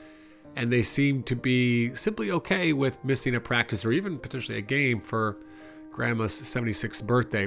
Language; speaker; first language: English; native; English